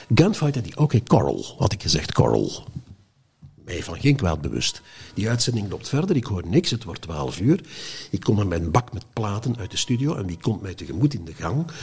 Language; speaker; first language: Dutch; native; Dutch